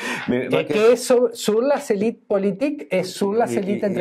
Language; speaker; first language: French; non-native, fluent; Spanish